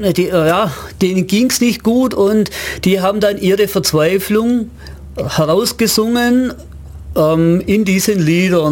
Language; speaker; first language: German; native; German